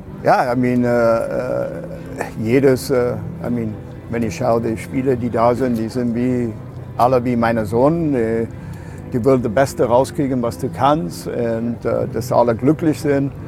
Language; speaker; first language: German; non-native, fluent; English